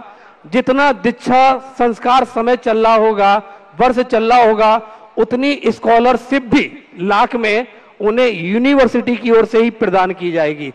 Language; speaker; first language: Hindi; native; Hindi